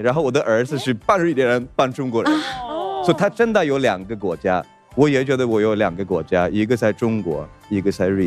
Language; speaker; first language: Chinese; non-native, fluent; Swedish